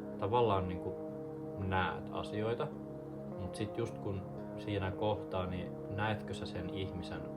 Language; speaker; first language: Finnish; native; Finnish